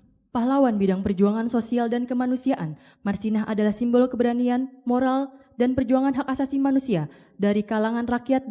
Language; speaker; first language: Indonesian; native; Indonesian